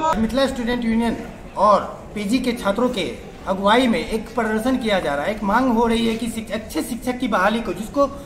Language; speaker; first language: Hindi; native; Hindi